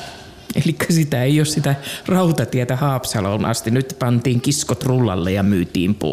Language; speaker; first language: Finnish; native; Finnish